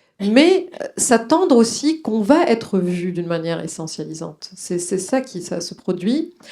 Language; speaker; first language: French; non-native, local second language; Arabic